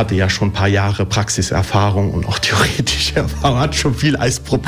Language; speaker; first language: German; early bilingual, other home language; Italian